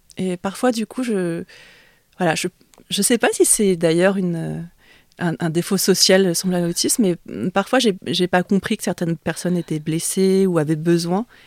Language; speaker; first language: French; early bilingual, other home language; Vietnamese